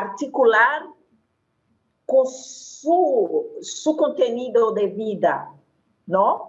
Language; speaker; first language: Spanish; non-native, fluent; Portuguese